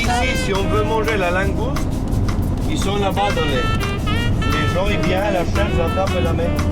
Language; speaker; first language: French; non-native, learner; Spanish